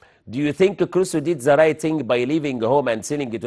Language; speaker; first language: English; non-native, fluent; Arabic